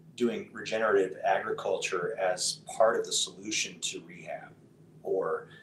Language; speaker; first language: English; native; English